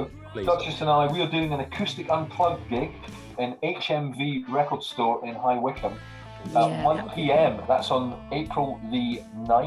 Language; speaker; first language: English; native; English